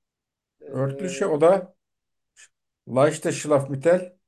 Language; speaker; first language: German; non-native, learner; Turkish